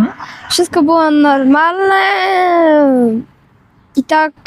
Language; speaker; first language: Polish; early bilingual, other home language; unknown